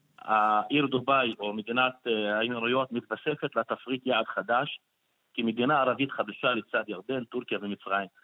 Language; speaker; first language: Hebrew; non-native, local second language; Arabic